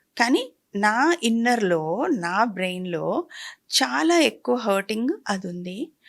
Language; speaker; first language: Telugu; native; Telugu